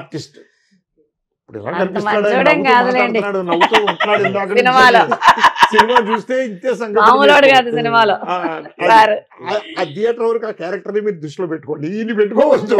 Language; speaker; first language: Telugu; native; Telugu